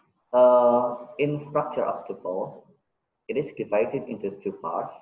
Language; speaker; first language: English; non-native, fluent; Indonesian